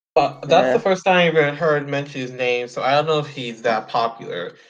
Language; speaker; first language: English; native; English